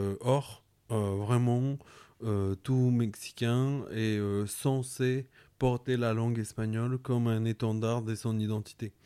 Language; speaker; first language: French; non-native, fluent; Spanish